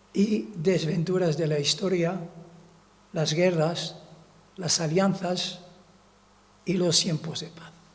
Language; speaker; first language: Spanish; non-native, fluent; Arabic